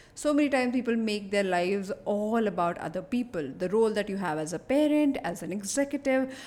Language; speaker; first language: English; non-native, local second language; Hindi